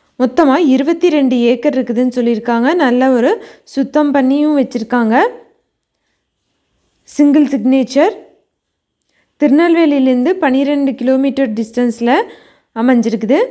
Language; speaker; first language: Tamil; native; Tamil